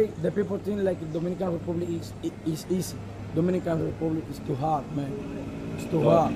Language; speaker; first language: English; non-native, learner; Spanish